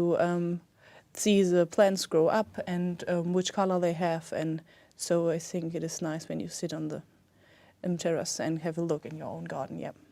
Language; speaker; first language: English; non-native, fluent; German